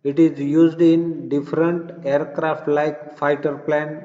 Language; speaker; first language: English; non-native, local second language; Gujarati